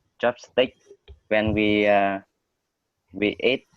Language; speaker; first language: English; non-native, learner; Vietnamese